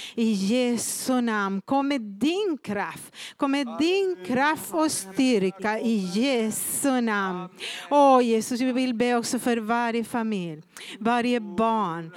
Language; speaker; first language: Swedish; non-native, fluent; Spanish